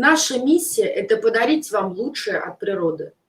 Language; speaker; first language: Russian; native; Russian